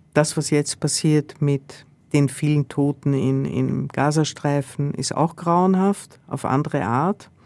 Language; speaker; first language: German; native; German